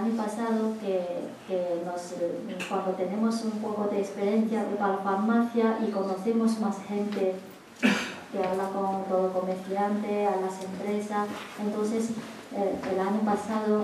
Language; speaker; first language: Spanish; non-native, learner; Chinese